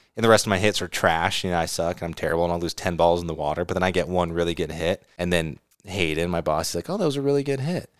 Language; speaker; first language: English; native; English